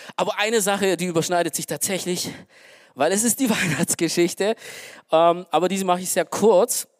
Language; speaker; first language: German; early bilingual, other home language; Romanian